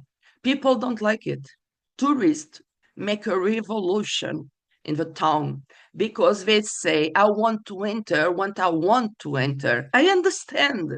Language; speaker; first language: English; non-native, fluent; Portuguese